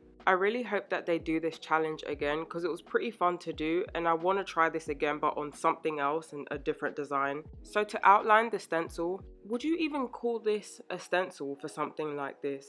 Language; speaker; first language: English; native; English